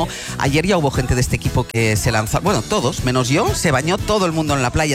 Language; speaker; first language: Spanish; native; Spanish